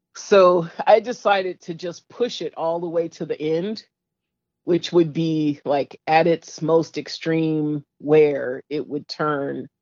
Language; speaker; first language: English; native; English